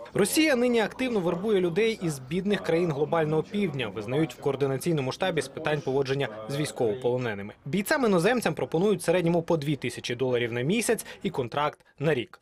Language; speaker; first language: Ukrainian; native; Ukrainian